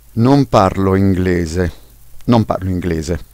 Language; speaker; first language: Italian; non-native, fluent; French